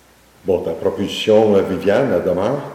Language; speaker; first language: French; native; French